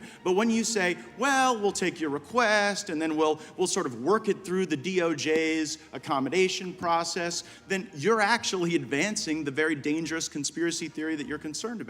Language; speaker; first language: English; native; English